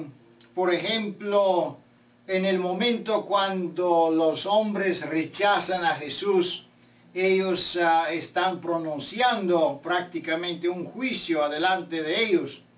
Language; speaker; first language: Spanish; non-native, fluent; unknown